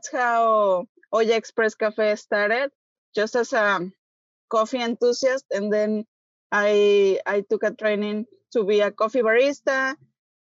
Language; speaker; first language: English; non-native, fluent; Spanish